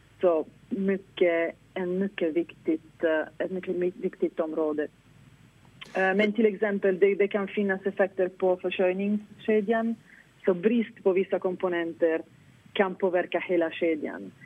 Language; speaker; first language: Swedish; non-native, fluent; Italian